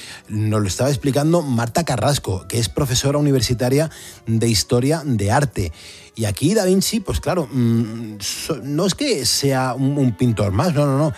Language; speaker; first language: Spanish; native; Spanish